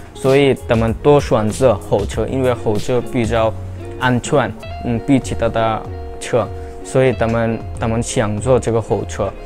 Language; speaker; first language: Chinese; non-native, learner; Bangla